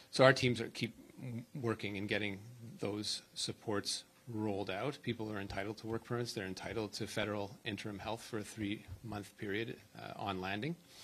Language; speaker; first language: English; native; English